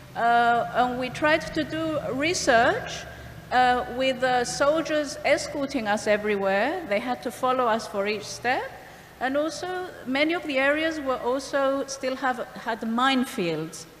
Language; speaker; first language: English; non-native, fluent; Greek